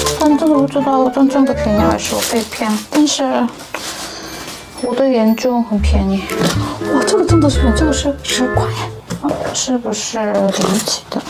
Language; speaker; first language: Chinese; non-native, learner; Korean